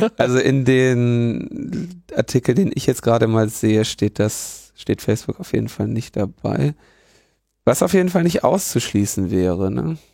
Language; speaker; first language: German; native; German